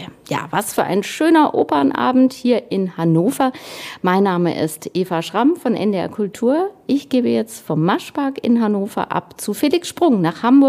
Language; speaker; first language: German; native; German